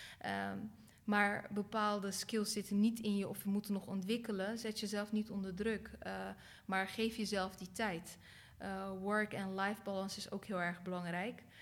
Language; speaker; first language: Dutch; early bilingual, other home language; Turkish